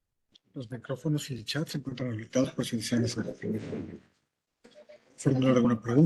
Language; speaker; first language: Spanish; native; Spanish